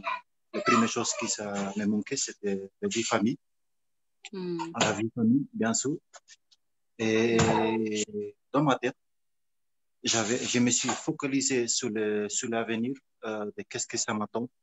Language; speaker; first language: French; non-native, fluent; Fijian